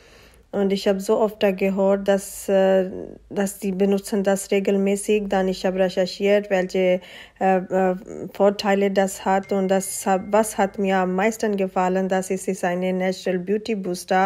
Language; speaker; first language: German; non-native, learner; Urdu